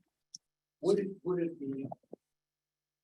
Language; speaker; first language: English; native; English